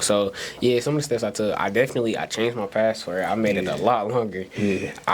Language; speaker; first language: English; native; English